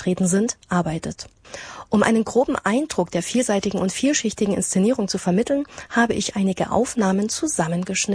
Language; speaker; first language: German; native; German